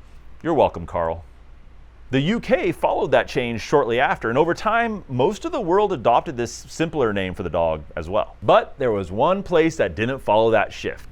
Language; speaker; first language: English; native; English